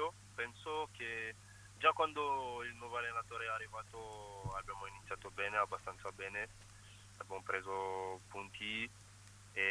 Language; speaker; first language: Italian; non-native, fluent; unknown